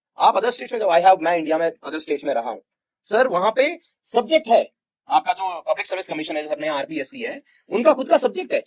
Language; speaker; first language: Hindi; non-native, local second language; Rajasthani